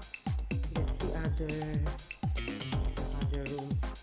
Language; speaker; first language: English; non-native, local second language; Filipino